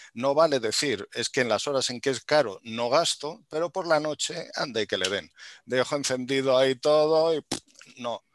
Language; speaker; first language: Spanish; native; Spanish